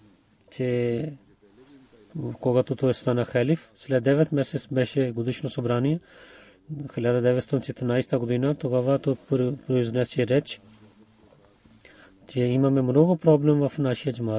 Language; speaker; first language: Bulgarian; non-native, fluent; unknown